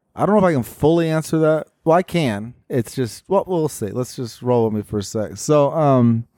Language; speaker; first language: English; native; English